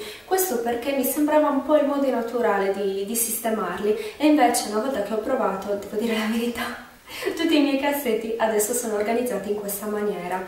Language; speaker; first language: Italian; native; Italian